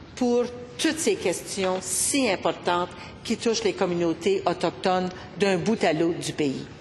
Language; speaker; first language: French; native; French